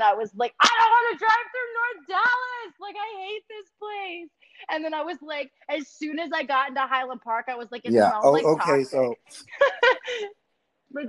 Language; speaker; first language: English; native; English